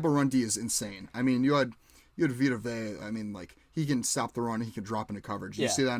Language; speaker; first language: English; native; English